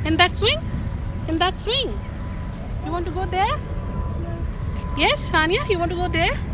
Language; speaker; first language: English; non-native, local second language; Hindi